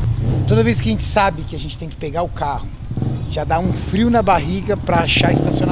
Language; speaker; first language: Portuguese; native; Portuguese